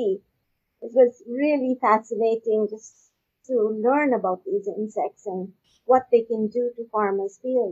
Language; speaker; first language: English; non-native, local second language; Urdu